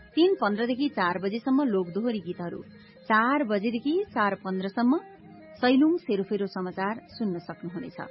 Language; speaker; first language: Nepali; native; Nepali